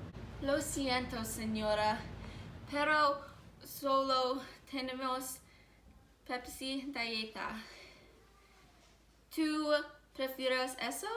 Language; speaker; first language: Spanish; non-native, learner; English